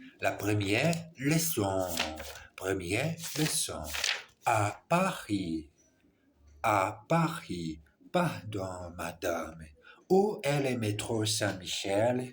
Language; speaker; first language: French; non-native, learner; English